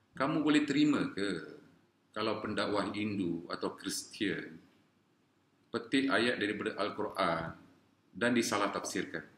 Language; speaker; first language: Malay; non-native, local second language; Tamil